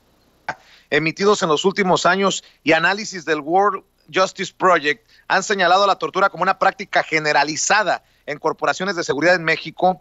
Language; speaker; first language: Spanish; native; Spanish